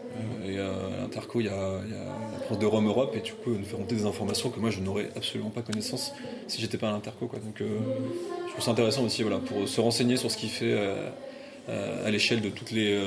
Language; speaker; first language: French; native; French